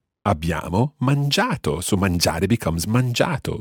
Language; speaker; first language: Italian; non-native, fluent; English